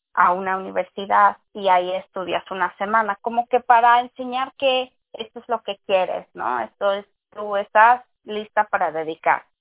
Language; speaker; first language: Spanish; early bilingual, heritage; English